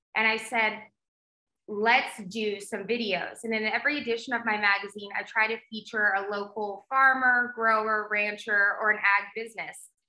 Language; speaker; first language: English; native; English